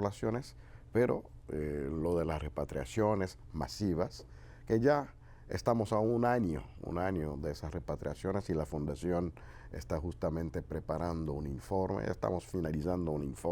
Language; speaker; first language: Spanish; non-native, fluent; Haitian Creole